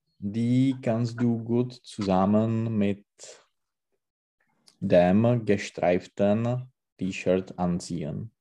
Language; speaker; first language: German; non-native, learner; Czech